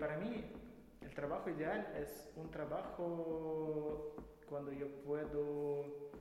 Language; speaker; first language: Spanish; non-native, fluent; Russian